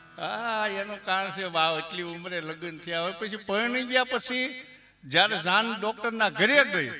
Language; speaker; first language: Gujarati; native; Gujarati